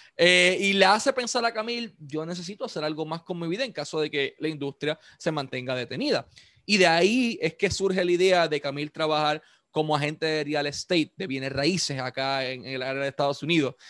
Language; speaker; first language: Spanish; native; Spanish